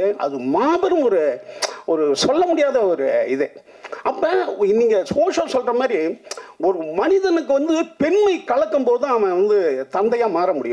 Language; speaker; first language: Tamil; native; Tamil